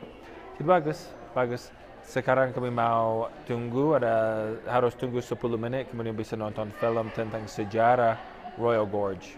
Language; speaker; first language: Indonesian; non-native, fluent; English